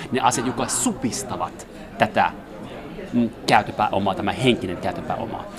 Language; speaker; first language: Finnish; non-native, fluent; French